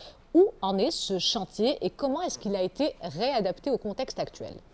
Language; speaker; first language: French; non-native, local second language; Arabic